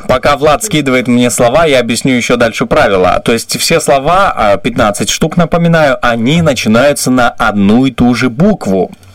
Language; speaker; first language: Russian; non-native, local second language; Romanian